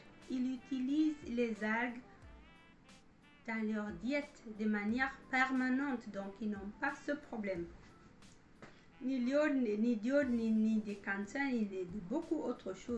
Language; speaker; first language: French; non-native, fluent; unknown